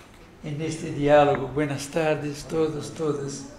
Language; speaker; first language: Spanish; non-native, fluent; Portuguese